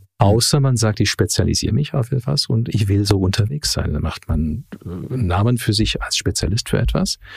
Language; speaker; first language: German; early bilingual, heritage; German